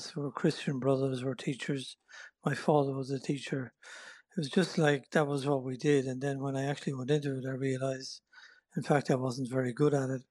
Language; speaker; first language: English; native; English